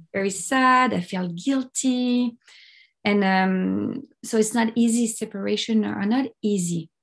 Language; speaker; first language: English; non-native, fluent; French